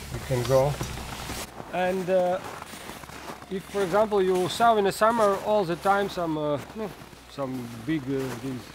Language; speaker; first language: English; non-native, learner; Latvian